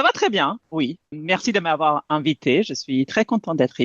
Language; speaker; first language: French; non-native, fluent; Serbian